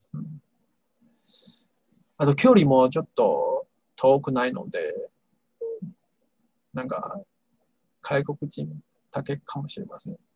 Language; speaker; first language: Japanese; non-native, learner; Chinese